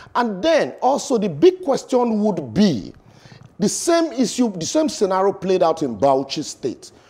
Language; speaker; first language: English; non-native, local second language; Bini